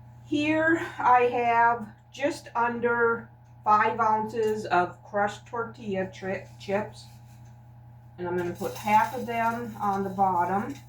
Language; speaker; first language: English; native; English